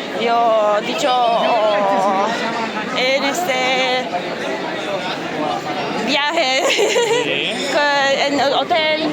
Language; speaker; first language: Spanish; non-native, learner; Polish